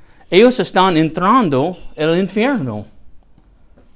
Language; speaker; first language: Spanish; non-native, learner; English